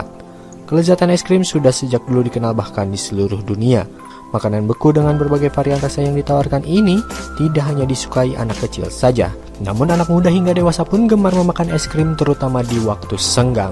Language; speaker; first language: Indonesian; native; Indonesian